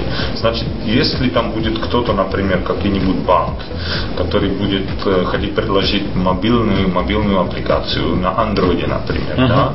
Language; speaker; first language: Russian; non-native, fluent; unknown